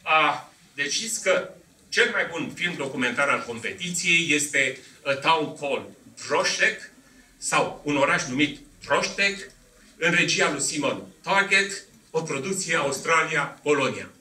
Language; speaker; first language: Romanian; native; Romanian